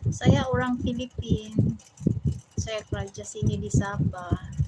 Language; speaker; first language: Filipino; non-native, local second language; Cebuano